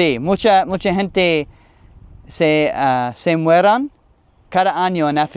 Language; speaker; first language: Spanish; non-native, learner; English